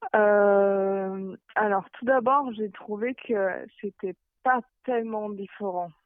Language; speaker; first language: French; non-native, fluent; German